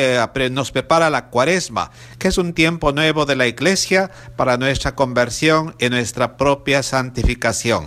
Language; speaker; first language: Spanish; native; Spanish